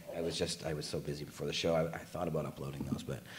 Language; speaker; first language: English; native; English